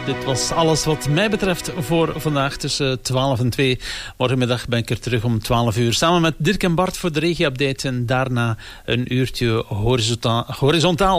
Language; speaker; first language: Dutch; native; Dutch